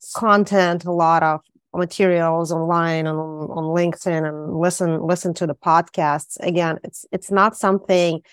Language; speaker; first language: English; non-native, fluent; Russian